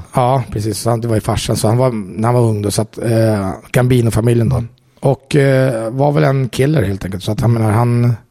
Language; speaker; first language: Swedish; native; Swedish